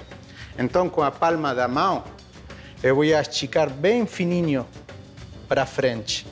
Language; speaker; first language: Portuguese; non-native, fluent; Spanish